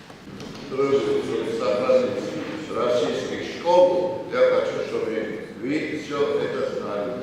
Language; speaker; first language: Russian; non-native, fluent; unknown